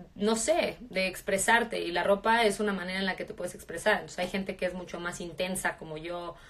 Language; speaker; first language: Spanish; native; Spanish